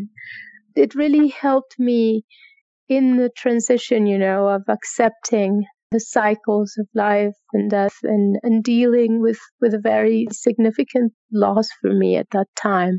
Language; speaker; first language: English; non-native, fluent; Spanish